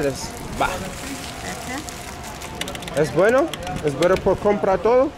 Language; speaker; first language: Spanish; non-native, learner; English